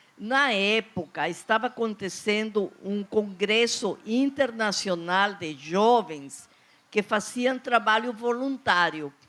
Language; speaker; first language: Portuguese; non-native, fluent; Spanish